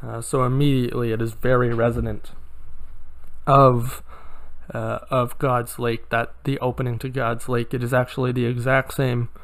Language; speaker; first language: English; native; English